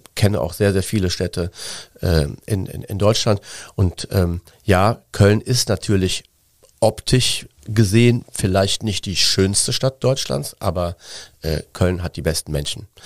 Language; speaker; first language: German; native; German